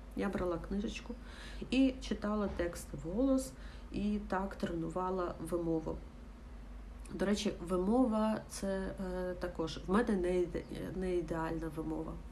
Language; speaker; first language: Ukrainian; non-native, local second language; Russian